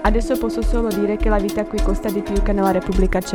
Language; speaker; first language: Italian; non-native, fluent; Czech